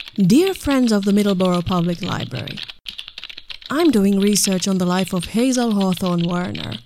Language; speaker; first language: English; non-native, fluent; Finnish